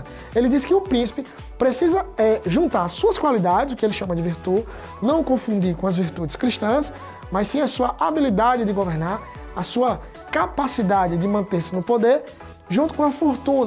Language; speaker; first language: Portuguese; native; Portuguese